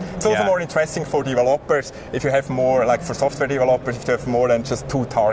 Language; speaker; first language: English; non-native, fluent; German